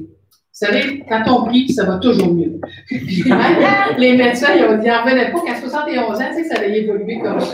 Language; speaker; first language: French; native; French